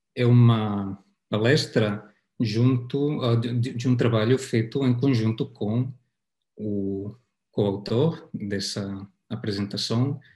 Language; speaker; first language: Portuguese; non-native, fluent; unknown